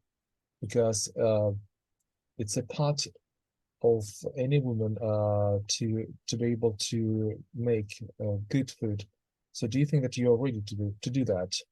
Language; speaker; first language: English; non-native, fluent; Russian